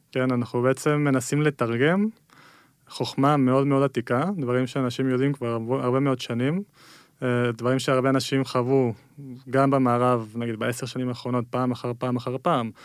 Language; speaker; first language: Hebrew; early bilingual, other home language; Spanish